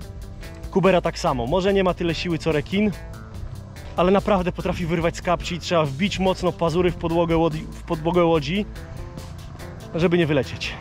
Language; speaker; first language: Polish; native; Polish